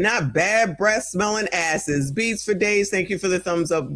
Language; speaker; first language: English; native; English